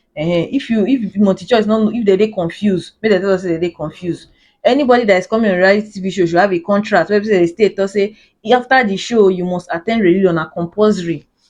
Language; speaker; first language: Nigerian Pidgin; native; Nigerian Pidgin